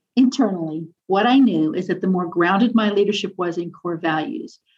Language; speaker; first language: English; native; English